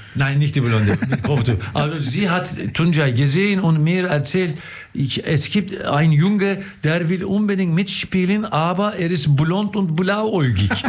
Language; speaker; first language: German; non-native, fluent; Turkish